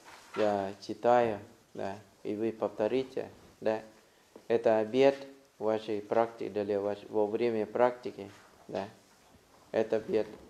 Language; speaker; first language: Russian; non-native, fluent; Thai